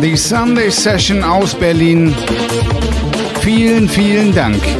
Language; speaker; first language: German; native; German